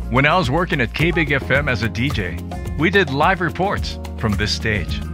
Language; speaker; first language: English; native; English